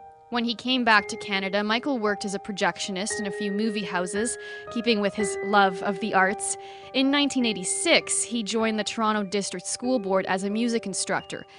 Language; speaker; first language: English; early bilingual, other home language; Ukrainian